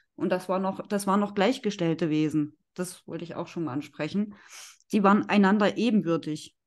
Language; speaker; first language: German; native; German